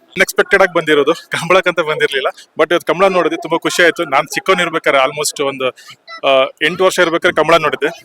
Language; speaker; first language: Kannada; native; Kannada